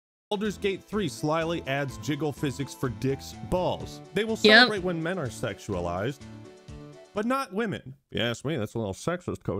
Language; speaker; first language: English; native; English